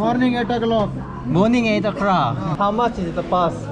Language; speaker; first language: English; non-native, learner; Korean